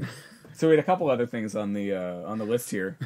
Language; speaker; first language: English; native; English